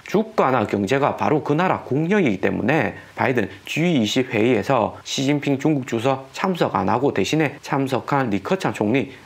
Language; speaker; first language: Korean; native; Korean